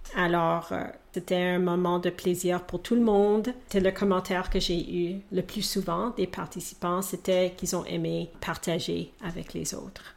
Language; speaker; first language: French; non-native, local second language; English